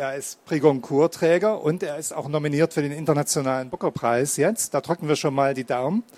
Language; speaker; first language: German; native; German